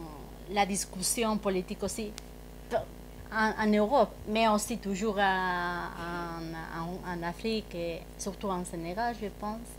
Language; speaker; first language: French; non-native, fluent; Spanish